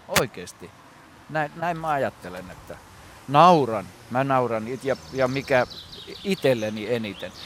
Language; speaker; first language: Finnish; native; Finnish